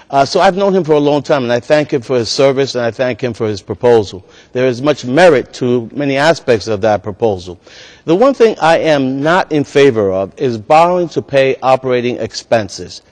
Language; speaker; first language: English; early bilingual, other home language; Spanish